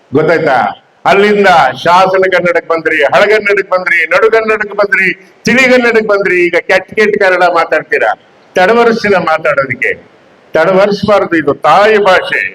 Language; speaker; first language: Kannada; native; Kannada